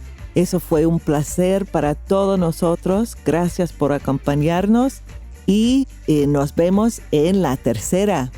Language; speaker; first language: Spanish; non-native, fluent; English